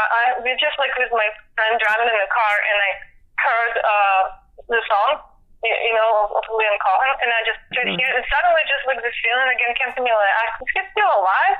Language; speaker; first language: English; non-native, fluent; Russian